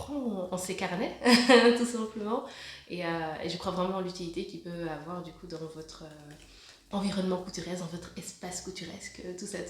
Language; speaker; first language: French; native; French